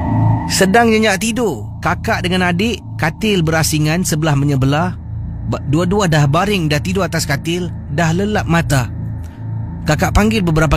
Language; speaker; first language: Malay; native; Malay